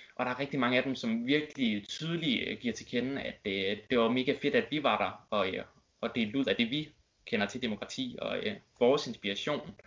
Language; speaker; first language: Danish; native; Danish